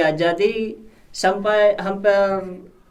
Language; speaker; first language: Indonesian; non-native, fluent; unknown